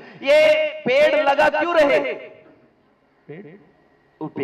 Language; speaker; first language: Hindi; native; Hindi